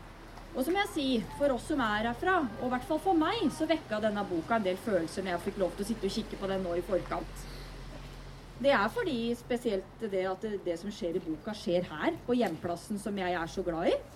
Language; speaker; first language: Norwegian; native; Norwegian